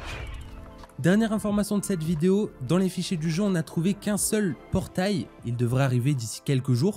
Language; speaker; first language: French; native; French